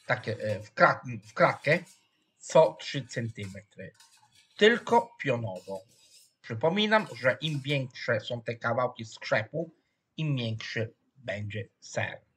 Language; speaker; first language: Polish; non-native, fluent; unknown